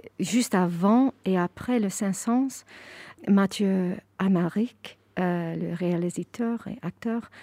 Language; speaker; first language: French; non-native, fluent; English